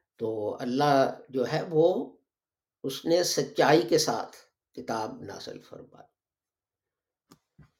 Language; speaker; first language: Urdu; native; Urdu